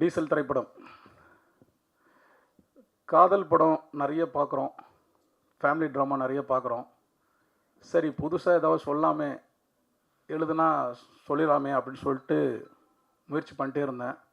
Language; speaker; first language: Tamil; native; Tamil